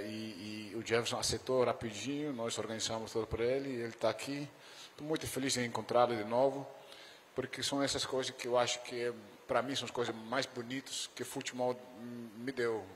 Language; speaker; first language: Portuguese; non-native, fluent; Dutch